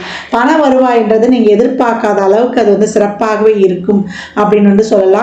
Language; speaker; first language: Tamil; native; Tamil